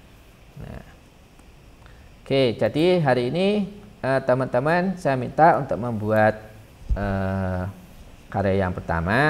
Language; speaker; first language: Indonesian; native; Indonesian